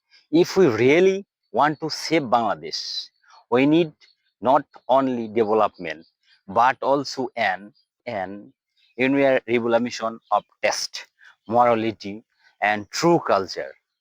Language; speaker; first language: English; non-native, local second language; Bangla